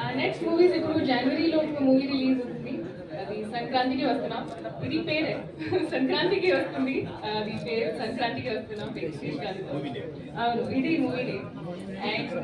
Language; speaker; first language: Telugu; non-native, learner; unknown